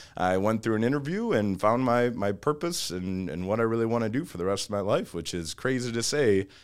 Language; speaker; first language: English; native; English